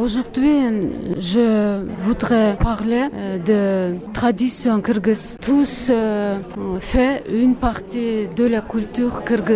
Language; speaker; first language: French; non-native, learner; Kyrgyz